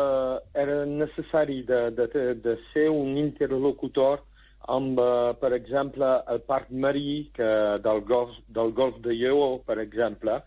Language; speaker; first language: Catalan; non-native, local second language; French